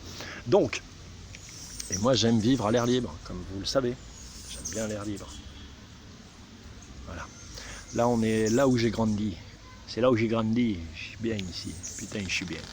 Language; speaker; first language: French; native; French